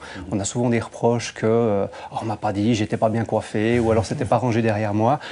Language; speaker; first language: French; native; French